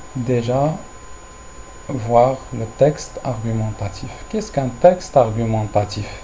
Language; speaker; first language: French; non-native, local second language; Arabic